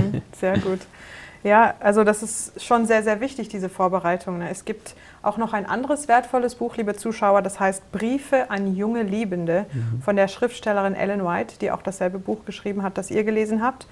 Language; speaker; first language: German; native; German